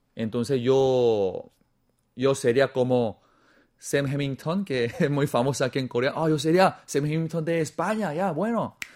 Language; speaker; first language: Spanish; non-native, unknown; Korean